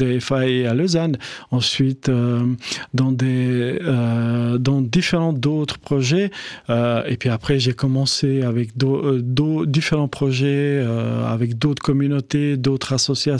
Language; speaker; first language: French; non-native, fluent; Albanian